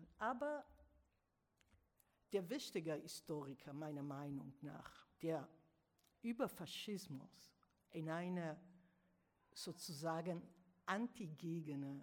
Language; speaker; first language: German; non-native, fluent; Italian